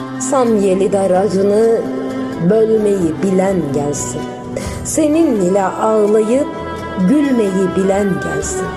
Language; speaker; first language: Turkish; native; Turkish